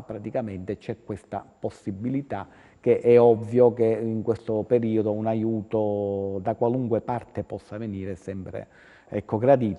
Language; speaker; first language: Italian; native; Italian